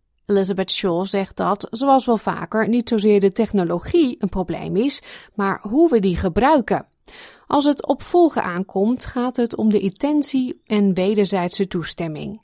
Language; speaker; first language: Dutch; native; Dutch